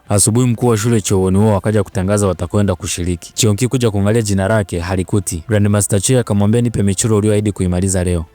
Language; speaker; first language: Swahili; native; Swahili